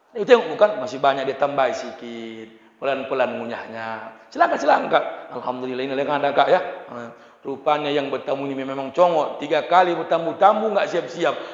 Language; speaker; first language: Malay; non-native, local second language; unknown